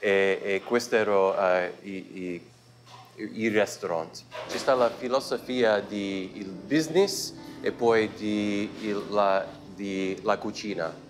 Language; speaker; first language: Italian; early bilingual, heritage; Italian